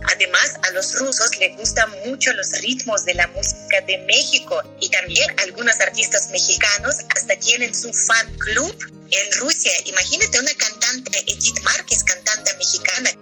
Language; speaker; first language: Spanish; non-native, fluent; Russian